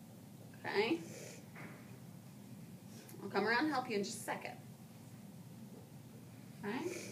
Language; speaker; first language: English; native; English